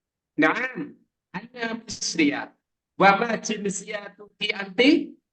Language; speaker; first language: Arabic; non-native, learner; Indonesian